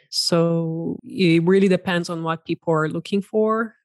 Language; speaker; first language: English; non-native, fluent; Portuguese